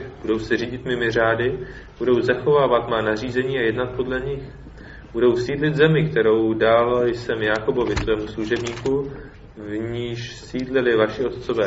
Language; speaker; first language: Czech; native; Czech